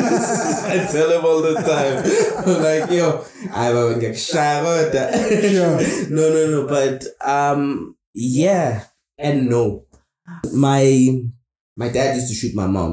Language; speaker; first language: English; non-native, local second language; Zulu